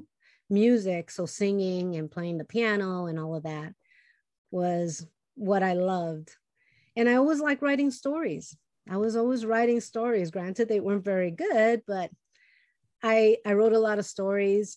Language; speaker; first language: English; early bilingual, other home language; Spanish